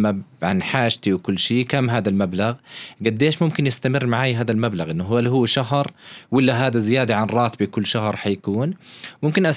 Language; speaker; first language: Arabic; native; Arabic